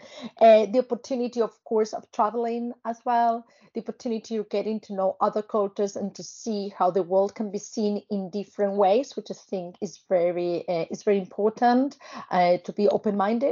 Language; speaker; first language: English; non-native, fluent; Spanish